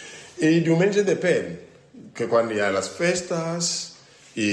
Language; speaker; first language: Catalan; non-native, learner; French